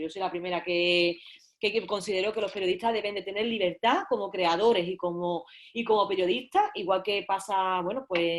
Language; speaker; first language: Spanish; native; Spanish